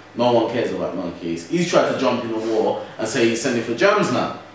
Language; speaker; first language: English; native; English